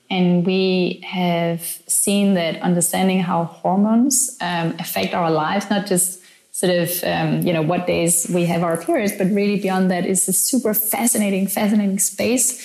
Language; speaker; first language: English; non-native, fluent; Danish